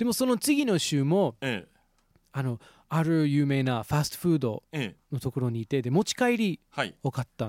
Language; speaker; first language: Japanese; non-native, fluent; English